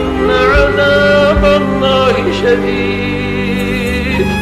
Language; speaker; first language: Persian; native; Persian